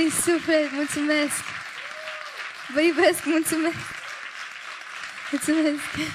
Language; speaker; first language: Romanian; early bilingual, heritage; Romanian